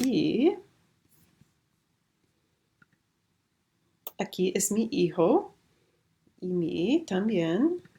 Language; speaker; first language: Spanish; non-native, learner; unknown